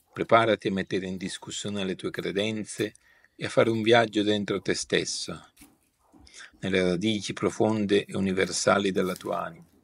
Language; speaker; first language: Italian; native; Italian